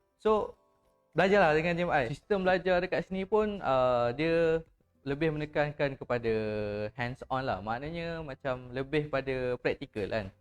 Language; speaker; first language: Malay; native; Malay